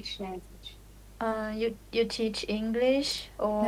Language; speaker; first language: English; non-native, learner; Chinese